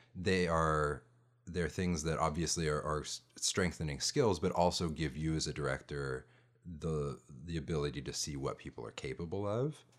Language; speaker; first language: English; native; English